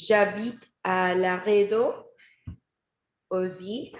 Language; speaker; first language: French; non-native, learner; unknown